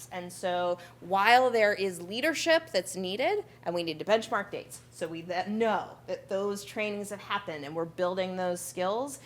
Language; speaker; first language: English; native; English